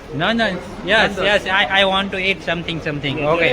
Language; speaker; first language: English; non-native, learner; Gujarati